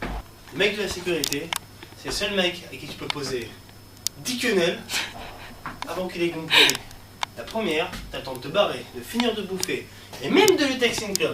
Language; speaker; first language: French; native; French